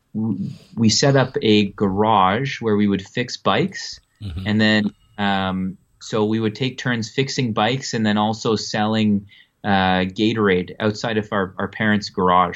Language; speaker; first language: English; native; English